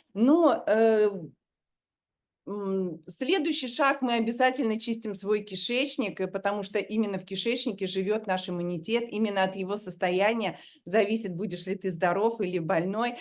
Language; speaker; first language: Russian; native; Russian